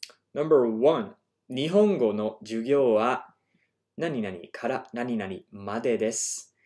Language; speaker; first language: Japanese; non-native, fluent; English